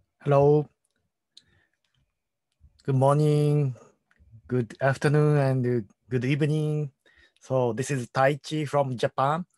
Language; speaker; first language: English; non-native, learner; Japanese